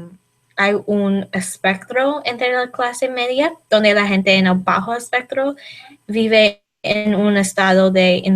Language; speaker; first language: Spanish; non-native, learner; English